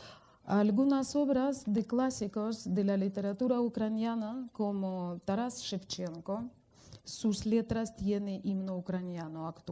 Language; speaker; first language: Spanish; non-native, fluent; Russian